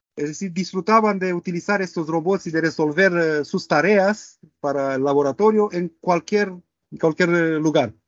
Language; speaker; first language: Spanish; non-native, fluent; Romanian